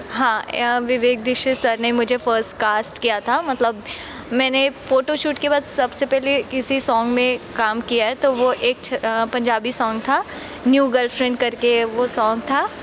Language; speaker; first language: Hindi; native; Hindi